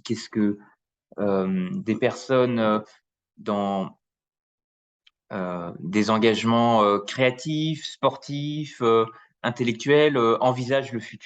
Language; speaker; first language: French; native; French